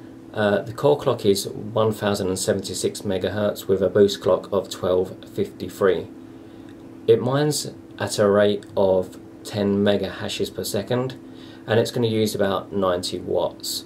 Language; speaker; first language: English; native; English